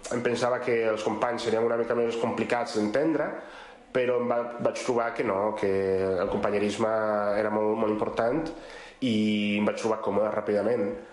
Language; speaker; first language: Catalan; non-native, fluent; Spanish